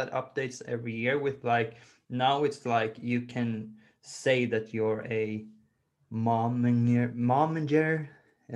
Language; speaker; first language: English; non-native, fluent; Swedish